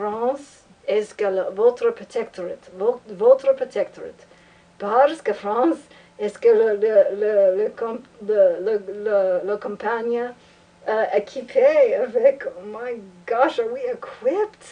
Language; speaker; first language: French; non-native, learner; English